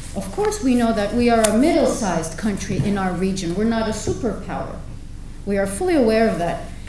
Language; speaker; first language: English; non-native, fluent; Turkish